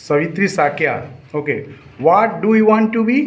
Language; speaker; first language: English; non-native, fluent; Hindi